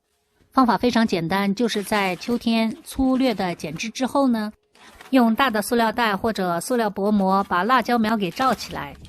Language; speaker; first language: Chinese; native; Chinese